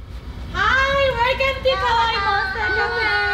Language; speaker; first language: Japanese; native; Japanese